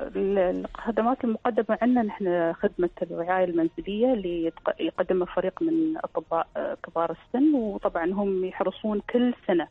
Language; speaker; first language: Arabic; native; Arabic